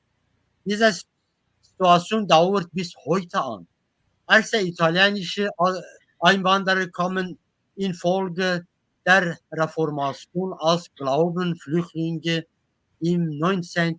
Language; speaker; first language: German; non-native, learner; Kurdish